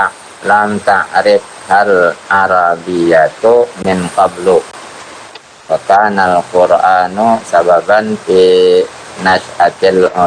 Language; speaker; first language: Arabic; non-native, learner; Indonesian